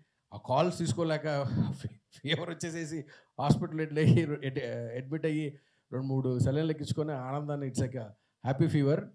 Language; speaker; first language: Telugu; native; Telugu